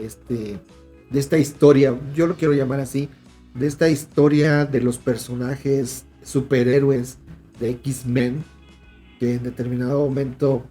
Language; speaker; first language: Spanish; native; Spanish